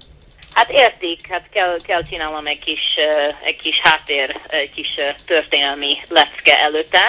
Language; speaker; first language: Hungarian; early bilingual, heritage; Hungarian